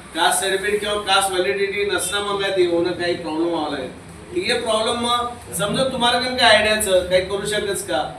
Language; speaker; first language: Marathi; non-native, local second language; Rajasthani